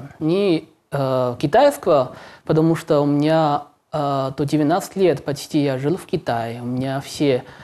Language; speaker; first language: Russian; non-native, learner; Chinese